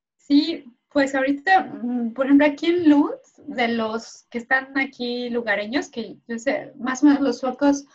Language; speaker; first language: Spanish; native; Spanish